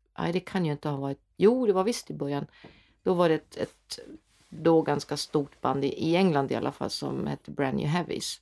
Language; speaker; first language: Swedish; non-native, fluent; German